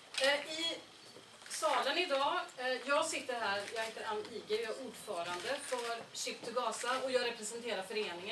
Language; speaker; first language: Swedish; native; Swedish